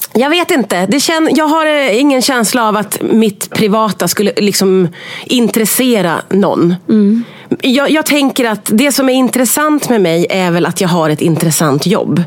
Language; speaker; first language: Swedish; native; Swedish